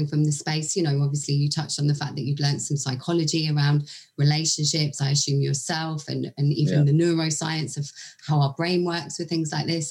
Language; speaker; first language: English; native; English